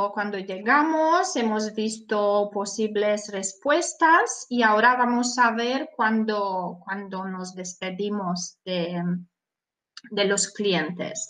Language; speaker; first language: Spanish; non-native, fluent; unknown